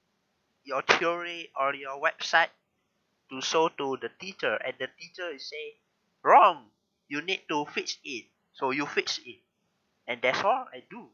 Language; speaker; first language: English; non-native, learner; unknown